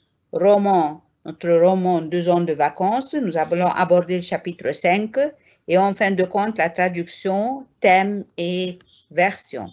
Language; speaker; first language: French; non-native, fluent; Arabic